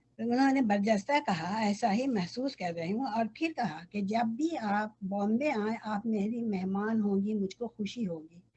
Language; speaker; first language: Urdu; native; Urdu